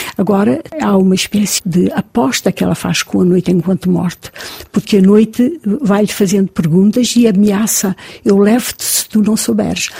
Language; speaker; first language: Portuguese; native; Portuguese